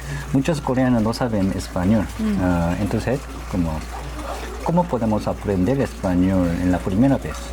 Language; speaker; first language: Spanish; non-native, learner; Korean